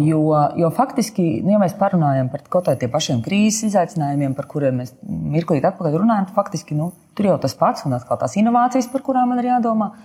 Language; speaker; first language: Latvian; native; Latvian